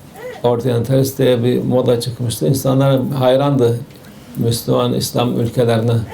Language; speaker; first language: Turkish; native; Turkish